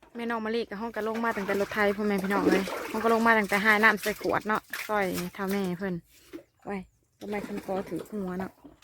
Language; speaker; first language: Thai; native; Thai